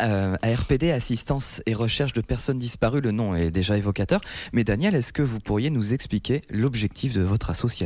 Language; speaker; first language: French; native; French